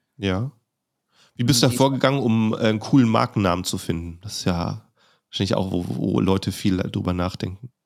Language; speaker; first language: German; native; German